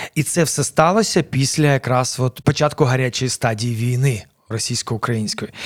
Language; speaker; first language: Ukrainian; non-native, local second language; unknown